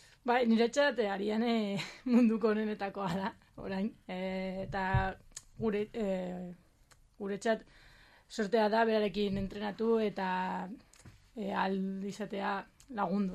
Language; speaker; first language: Basque; non-native, local second language; Spanish